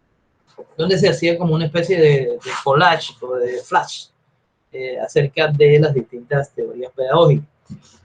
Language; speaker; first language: Spanish; native; Spanish